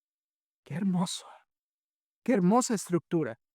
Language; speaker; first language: Spanish; native; Spanish